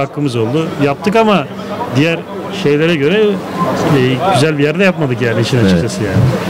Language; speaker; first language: Turkish; native; Turkish